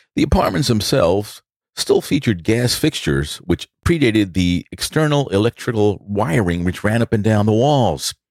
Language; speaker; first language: English; native; English